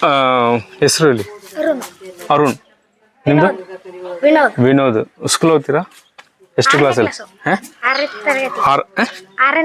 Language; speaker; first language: Kannada; non-native, learner; Malayalam